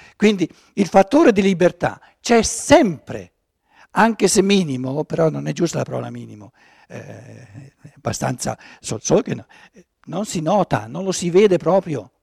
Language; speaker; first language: Italian; non-native, fluent; German